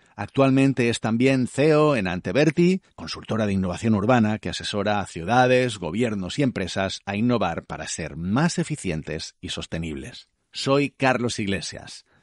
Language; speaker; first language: Spanish; native; Spanish